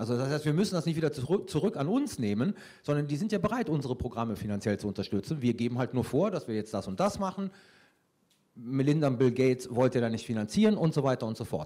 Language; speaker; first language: German; native; German